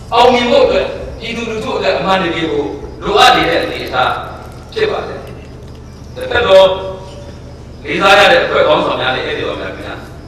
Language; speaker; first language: Burmese; non-native, local second language; Kachin